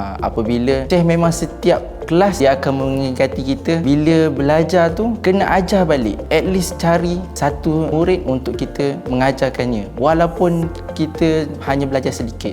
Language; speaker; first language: Malay; native; Malay